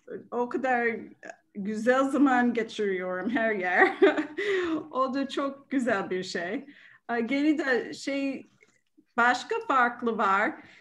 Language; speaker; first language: Turkish; non-native, learner; English